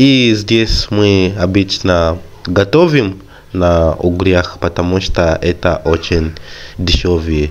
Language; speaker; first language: Russian; non-native, fluent; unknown